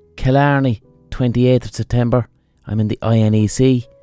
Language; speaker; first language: English; native; English